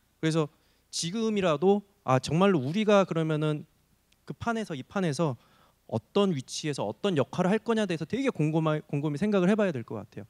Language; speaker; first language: Korean; native; Korean